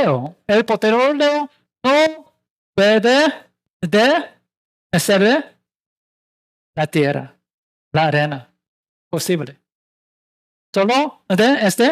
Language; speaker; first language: Spanish; non-native, learner; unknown